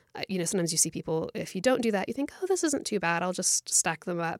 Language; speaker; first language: English; native; English